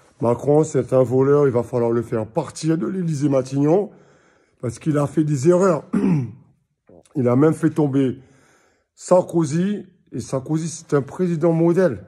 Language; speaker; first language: French; native; French